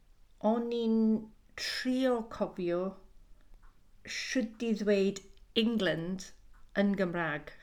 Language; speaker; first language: Welsh; non-native, learner; English